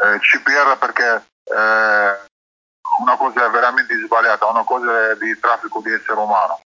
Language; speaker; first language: Italian; non-native, learner; Arabic